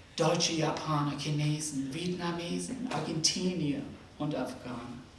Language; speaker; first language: German; non-native, fluent; Nepali